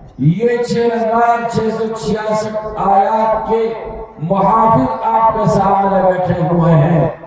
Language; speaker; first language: Urdu; non-native, local second language; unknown